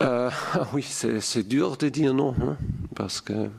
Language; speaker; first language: French; non-native, fluent; German